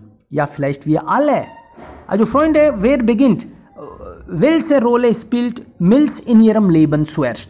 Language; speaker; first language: German; non-native, fluent; Hindi